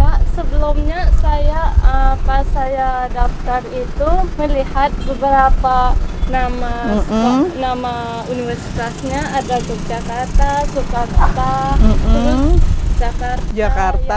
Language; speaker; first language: Indonesian; non-native, learner; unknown